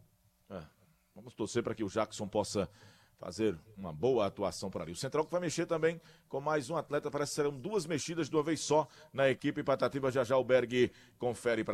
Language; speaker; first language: Portuguese; native; Portuguese